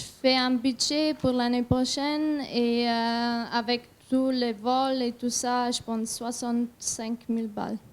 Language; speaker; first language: French; non-native, learner; German